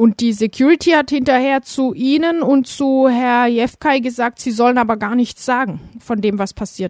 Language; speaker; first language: German; native; German